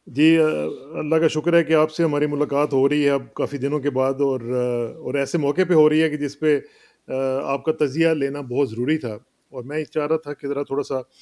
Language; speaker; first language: Urdu; non-native, local second language; Punjabi